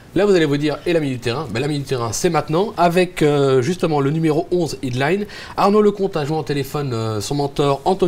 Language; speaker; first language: French; native; French